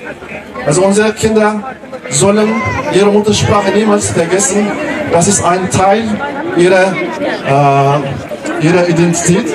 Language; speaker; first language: German; non-native, fluent; Turkish